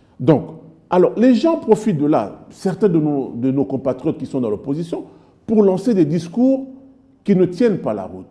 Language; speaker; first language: French; non-native, local second language; Lingala